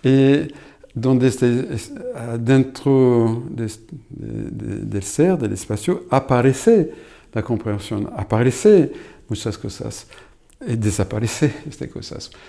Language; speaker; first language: Spanish; non-native, fluent; French